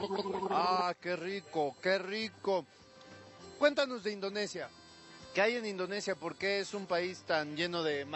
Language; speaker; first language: Spanish; native; Spanish